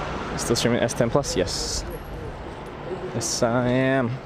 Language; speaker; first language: English; native; English